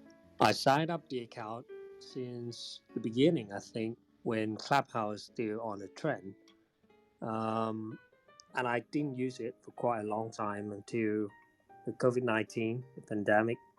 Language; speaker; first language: English; non-native, fluent; Thai